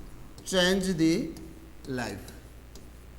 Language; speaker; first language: Hindi; native; Hindi